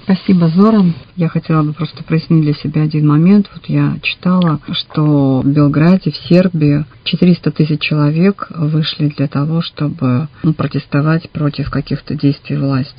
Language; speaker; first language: Russian; native; Russian